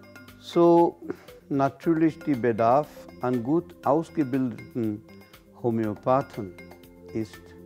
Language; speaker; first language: German; non-native, fluent; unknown